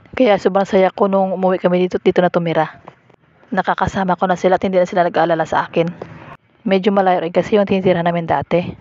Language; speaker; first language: Filipino; non-native, local second language; Hiligaynon